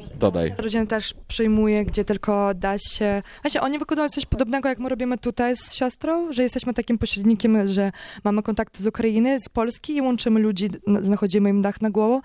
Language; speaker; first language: Polish; non-native, learner; Ukrainian